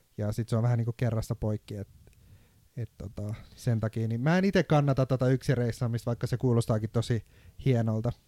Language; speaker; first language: Finnish; non-native, fluent; Turkish